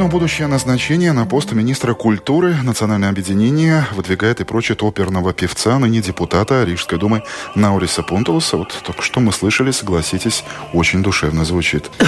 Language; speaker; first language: Russian; native; Russian